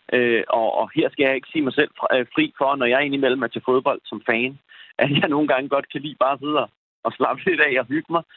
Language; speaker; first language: Danish; early bilingual, other home language; Persian